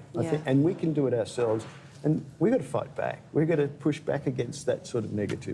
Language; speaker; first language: English; native; English